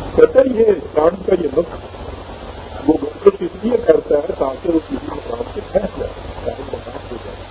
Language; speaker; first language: Urdu; native; Urdu